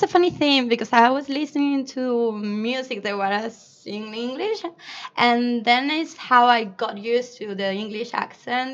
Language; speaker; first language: English; non-native, fluent; Spanish